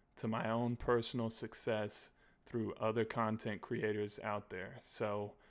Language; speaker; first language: English; native; English